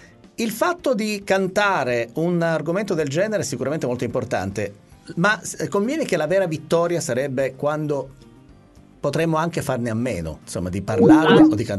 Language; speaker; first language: Italian; native; Italian